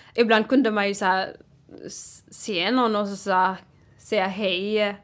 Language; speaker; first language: Swedish; non-native, fluent; Tigrinya